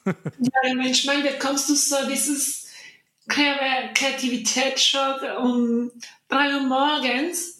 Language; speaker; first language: German; non-native, learner; Spanish